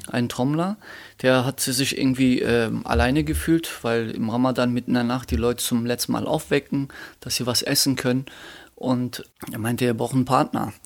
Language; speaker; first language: German; early bilingual, other home language; Turkish